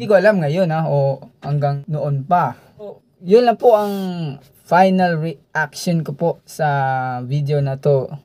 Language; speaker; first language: Filipino; non-native, local second language; Cebuano